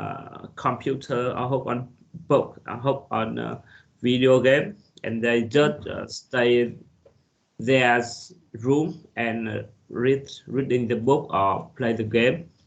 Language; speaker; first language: English; non-native, learner; Vietnamese